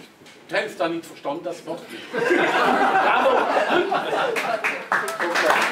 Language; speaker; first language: German; non-native, local second language; French